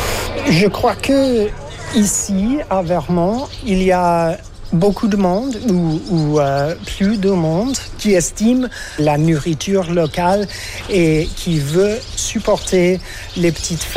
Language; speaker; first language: French; non-native, fluent; English